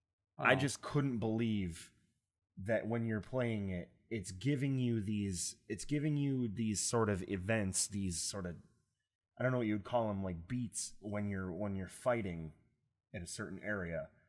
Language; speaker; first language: English; native; English